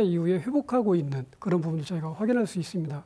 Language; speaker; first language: Korean; native; Korean